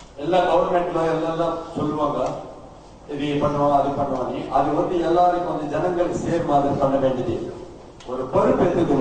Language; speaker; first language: Tamil; non-native, local second language; Telugu